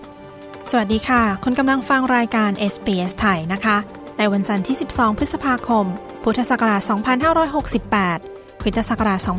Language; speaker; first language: Thai; native; Thai